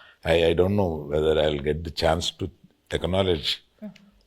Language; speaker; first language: Telugu; native; Telugu